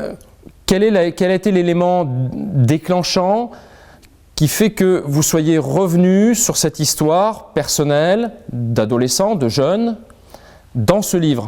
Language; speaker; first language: French; native; French